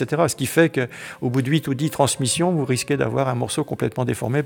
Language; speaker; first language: French; native; French